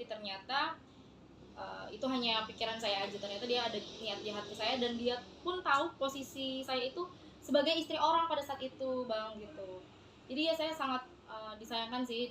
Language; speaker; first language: Indonesian; native; Indonesian